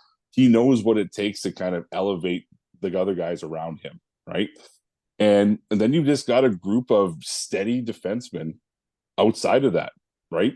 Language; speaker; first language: English; native; English